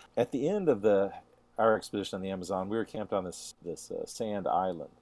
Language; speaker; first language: English; native; English